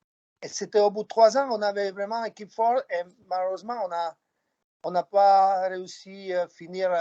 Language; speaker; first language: French; non-native, fluent; Slovak